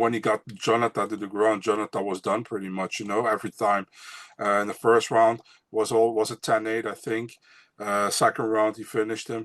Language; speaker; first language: English; non-native, fluent; Dutch